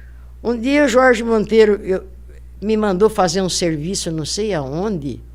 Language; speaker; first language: Portuguese; native; Portuguese